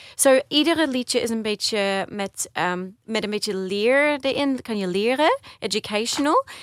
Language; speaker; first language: Dutch; early bilingual, heritage; Dutch